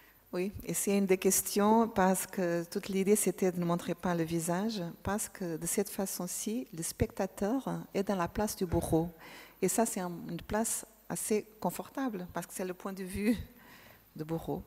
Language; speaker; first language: French; non-native, fluent; Portuguese